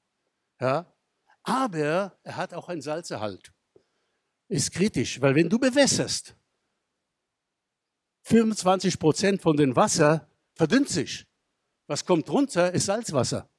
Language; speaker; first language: German; non-native, fluent; Hebrew